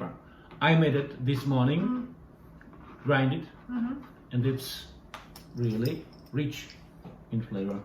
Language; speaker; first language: English; non-native, learner; Russian